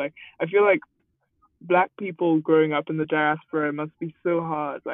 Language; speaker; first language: English; non-native, local second language; Yoruba